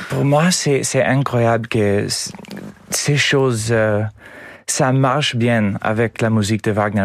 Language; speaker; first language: French; non-native, learner; English